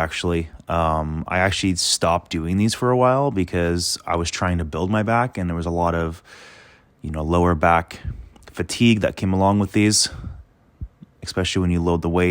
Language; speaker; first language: English; native; English